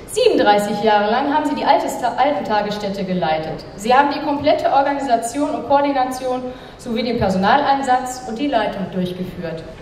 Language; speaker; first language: German; native; German